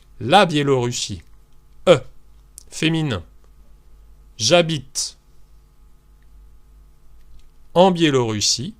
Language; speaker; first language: French; native; French